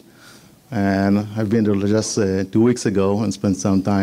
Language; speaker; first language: English; non-native, fluent; Hebrew